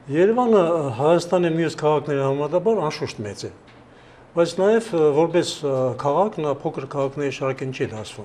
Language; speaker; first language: Armenian; native; Armenian